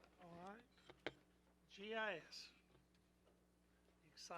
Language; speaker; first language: English; native; English